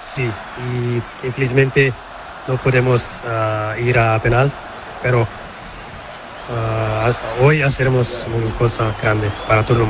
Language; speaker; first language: Spanish; non-native, learner; Portuguese